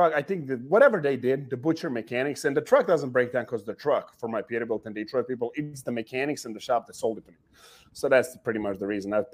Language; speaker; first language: English; non-native, fluent; Serbian